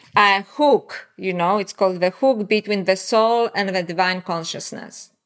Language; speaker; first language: English; non-native, fluent; Polish